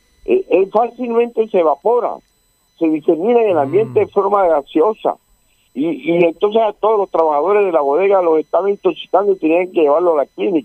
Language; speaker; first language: Spanish; native; Spanish